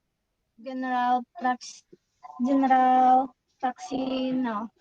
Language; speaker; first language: English; non-native, learner; Indonesian